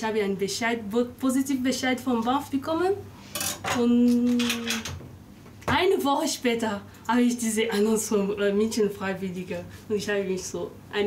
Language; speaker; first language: German; non-native, learner; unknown